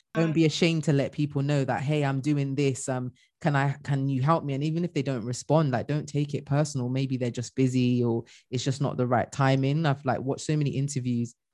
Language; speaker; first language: English; native; English